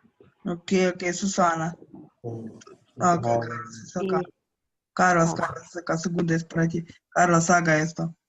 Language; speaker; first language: Spanish; non-native, learner; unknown